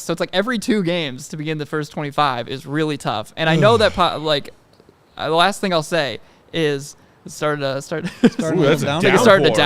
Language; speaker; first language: English; native; English